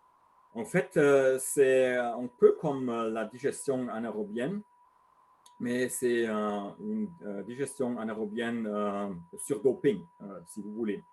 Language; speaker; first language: French; non-native, learner; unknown